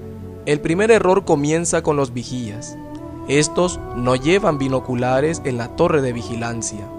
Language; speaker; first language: Spanish; native; Spanish